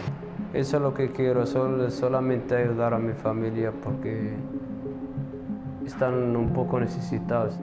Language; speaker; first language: Spanish; non-native, learner; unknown